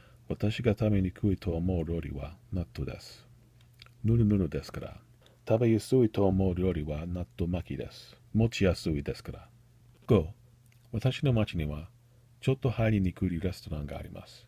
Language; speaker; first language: Japanese; non-native, learner; English